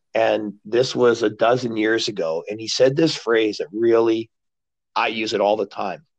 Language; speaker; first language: English; native; English